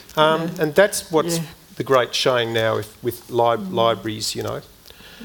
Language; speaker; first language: English; native; English